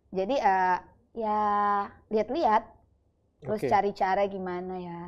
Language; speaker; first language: Indonesian; native; Indonesian